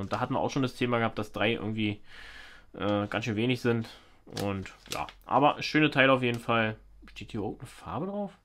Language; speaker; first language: German; native; German